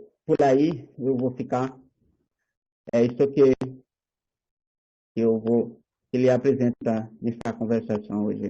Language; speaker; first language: Portuguese; non-native, learner; Haitian Creole